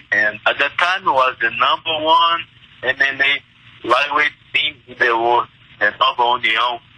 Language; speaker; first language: English; non-native, fluent; Portuguese